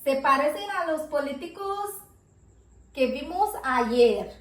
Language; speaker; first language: Spanish; non-native, fluent; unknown